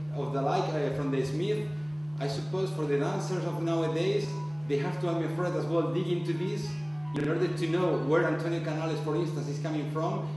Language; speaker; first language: English; non-native, fluent; Spanish